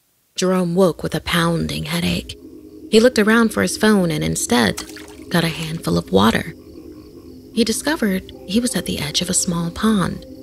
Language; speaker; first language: English; native; English